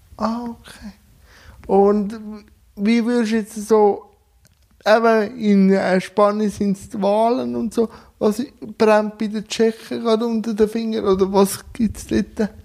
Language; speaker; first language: German; native; German